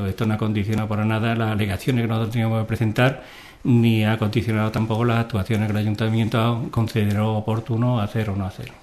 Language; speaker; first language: Spanish; native; Spanish